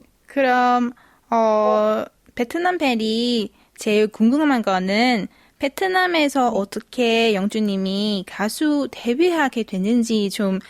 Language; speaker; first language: Korean; non-native, fluent; Vietnamese